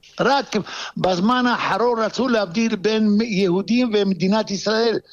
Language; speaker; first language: Hebrew; non-native, fluent; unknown